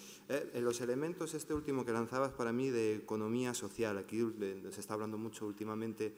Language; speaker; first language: Spanish; native; Spanish